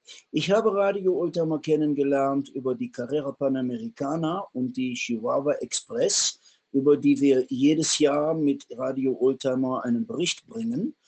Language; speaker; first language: German; native; German